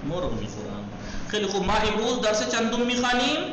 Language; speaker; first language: Persian; non-native, fluent; Urdu